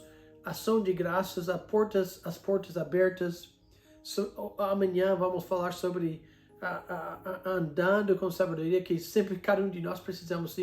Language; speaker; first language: Portuguese; non-native, fluent; English